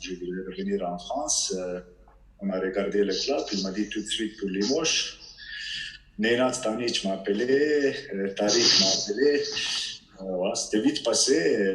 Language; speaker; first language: French; non-native, fluent; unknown